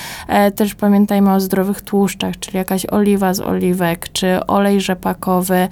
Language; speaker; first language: Polish; native; Polish